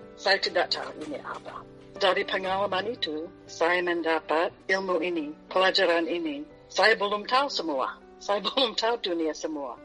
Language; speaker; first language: Indonesian; non-native, fluent; English